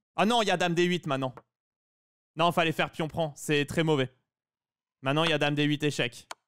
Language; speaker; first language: French; native; French